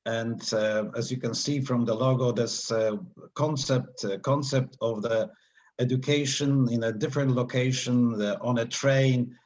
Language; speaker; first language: English; non-native, fluent; Polish